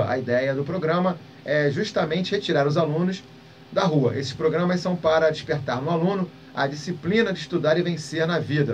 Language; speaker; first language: Portuguese; native; Portuguese